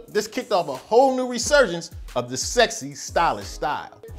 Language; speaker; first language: English; native; English